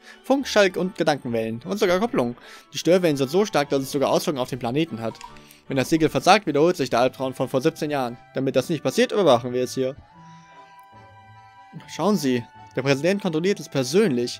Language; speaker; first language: German; native; German